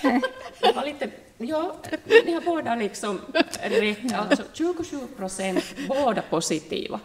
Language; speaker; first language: Swedish; non-native, local second language; Finnish